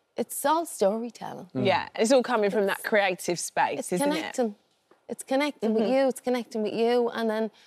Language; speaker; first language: English; native; English